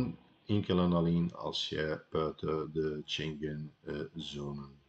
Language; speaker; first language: Dutch; non-native, fluent; Arabic